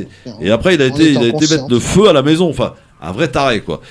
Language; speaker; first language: French; native; French